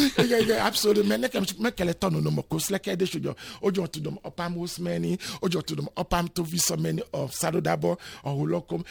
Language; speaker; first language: Hungarian; non-native, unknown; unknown